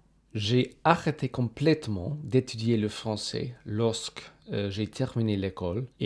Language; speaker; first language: French; non-native, fluent; English